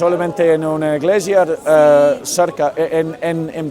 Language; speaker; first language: Spanish; non-native, learner; English